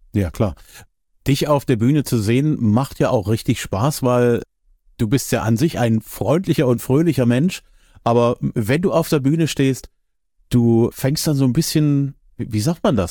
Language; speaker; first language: German; native; German